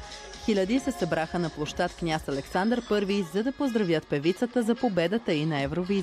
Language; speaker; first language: Bulgarian; native; Bulgarian